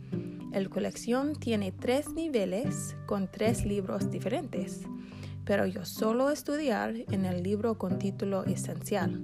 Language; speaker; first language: Spanish; non-native, learner; English